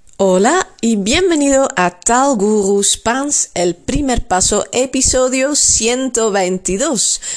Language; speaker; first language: Spanish; non-native, fluent; Dutch